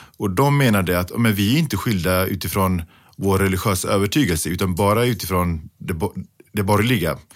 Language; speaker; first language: Swedish; early bilingual, other home language; Pashto